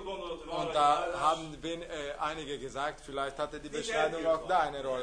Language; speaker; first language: German; non-native, fluent; Hungarian